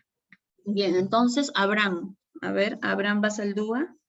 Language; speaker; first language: Spanish; native; Spanish